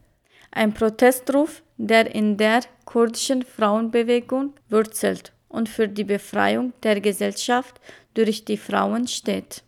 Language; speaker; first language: German; non-native, learner; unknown